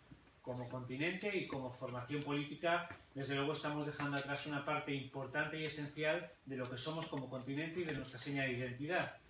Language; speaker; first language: Spanish; native; Spanish